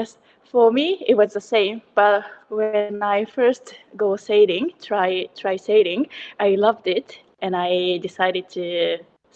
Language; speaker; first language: English; non-native, learner; Japanese